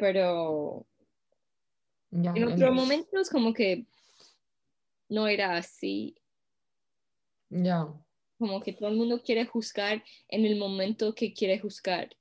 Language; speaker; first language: Spanish; non-native, fluent; English